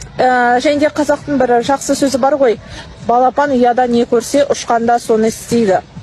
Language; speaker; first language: Kazakh; native; Kazakh